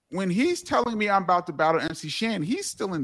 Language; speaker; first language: English; native; English